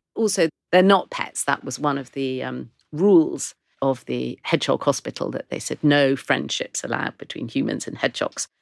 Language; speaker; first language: English; native; English